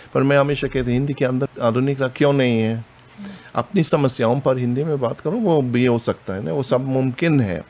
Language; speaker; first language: Hindi; non-native, fluent; German